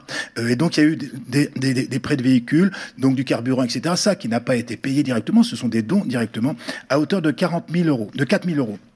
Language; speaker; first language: French; native; French